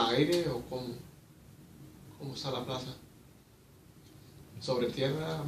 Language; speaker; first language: Spanish; early bilingual, heritage; Spanish